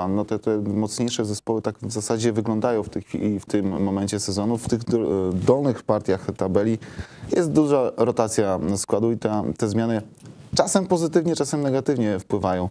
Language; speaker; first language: Polish; native; Polish